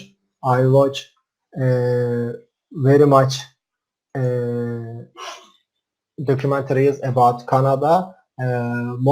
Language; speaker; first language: English; non-native, learner; Turkish